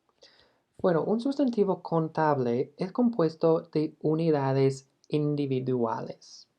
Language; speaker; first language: Spanish; non-native, fluent; English